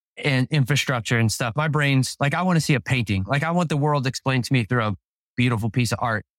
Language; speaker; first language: English; native; English